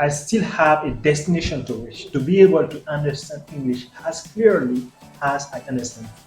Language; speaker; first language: English; non-native, fluent; French